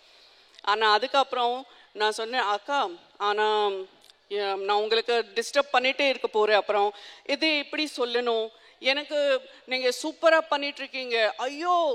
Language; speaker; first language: Tamil; non-native, local second language; Gujarati